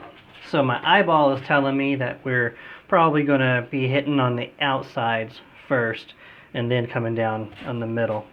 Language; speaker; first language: English; native; English